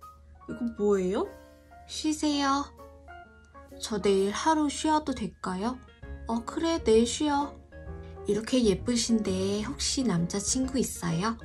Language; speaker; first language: Korean; non-native, fluent; Vietnamese